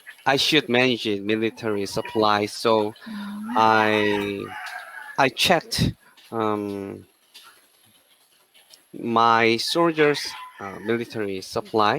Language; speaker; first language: English; non-native, learner; Korean